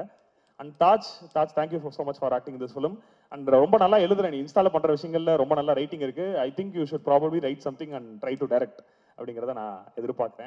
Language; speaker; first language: Tamil; native; Tamil